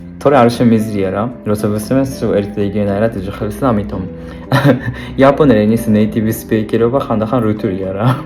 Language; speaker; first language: Georgian; non-native, learner; Japanese